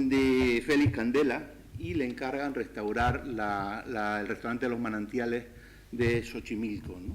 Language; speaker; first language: Spanish; native; Spanish